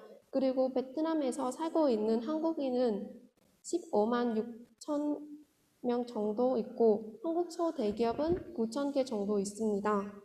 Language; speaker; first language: Korean; non-native, fluent; Vietnamese